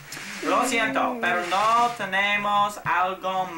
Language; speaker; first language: Spanish; non-native, learner; English